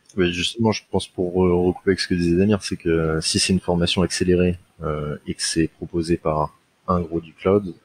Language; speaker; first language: French; native; French